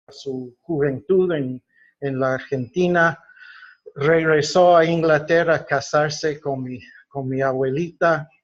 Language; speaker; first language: Spanish; non-native, fluent; English